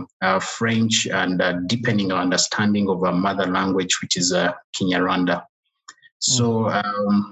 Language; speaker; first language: English; non-native, local second language; Kinyarwanda